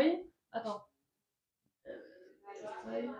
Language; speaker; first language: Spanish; non-native, learner; French